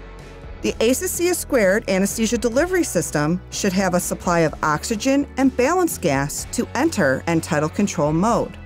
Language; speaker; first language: English; native; English